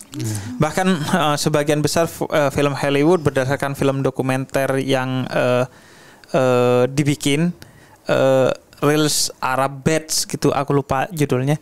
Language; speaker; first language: Indonesian; native; Indonesian